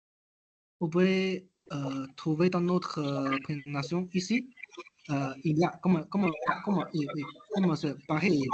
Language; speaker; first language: French; non-native, learner; Chinese